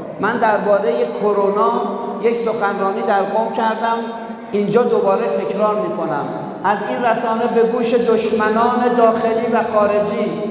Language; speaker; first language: Persian; native; Persian